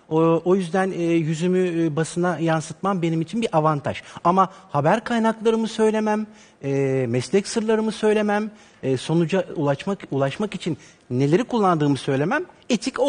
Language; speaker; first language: Turkish; native; Turkish